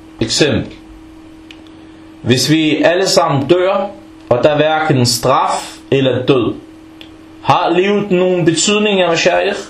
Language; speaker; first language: Danish; non-native, fluent; Arabic